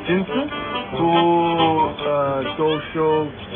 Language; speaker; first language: Chinese; non-native, learner; English